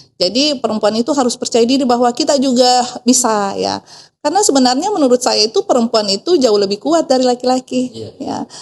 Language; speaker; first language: Indonesian; native; Indonesian